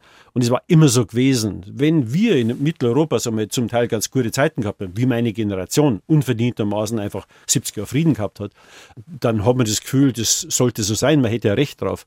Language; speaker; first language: German; native; German